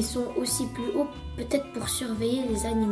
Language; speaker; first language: French; non-native, local second language; Arabic